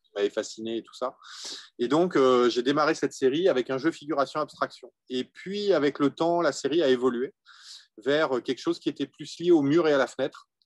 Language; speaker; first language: French; native; French